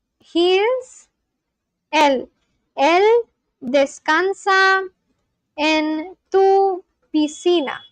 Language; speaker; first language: Spanish; non-native, learner; Bangla